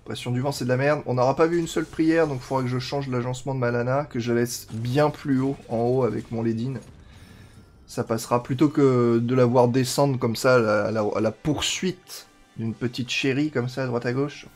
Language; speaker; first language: French; native; French